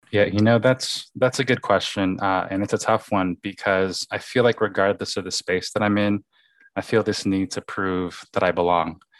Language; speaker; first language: English; early bilingual, other home language; Spanish